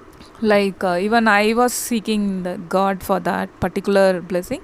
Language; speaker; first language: English; non-native, local second language; Tamil